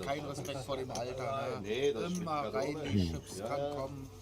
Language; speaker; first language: German; native; German